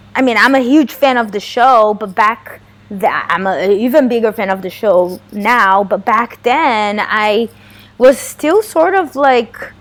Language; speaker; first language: English; non-native, fluent; Portuguese